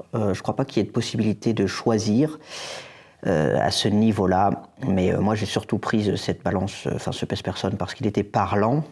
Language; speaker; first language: French; native; French